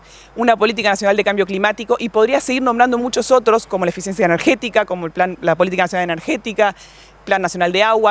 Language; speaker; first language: Spanish; native; Spanish